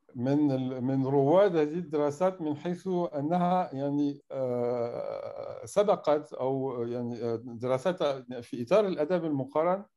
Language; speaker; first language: Arabic; non-native, fluent; French